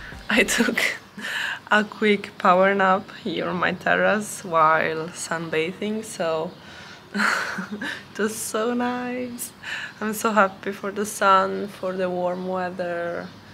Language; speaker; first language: English; non-native, fluent; Italian